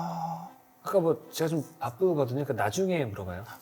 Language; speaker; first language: Korean; native; Korean